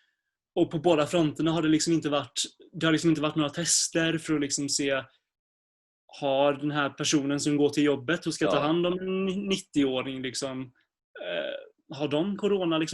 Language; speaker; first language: Swedish; native; Swedish